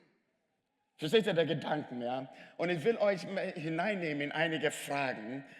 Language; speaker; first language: German; non-native, fluent; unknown